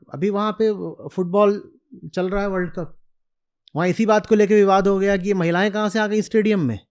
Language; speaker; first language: Hindi; native; Hindi